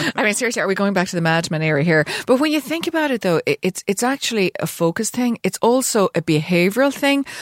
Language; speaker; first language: English; native; English